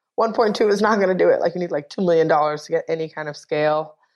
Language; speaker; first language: English; native; English